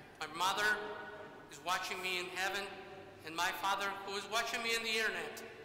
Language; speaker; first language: English; non-native, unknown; Spanish